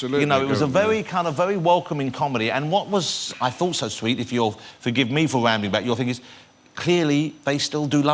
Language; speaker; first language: English; native; English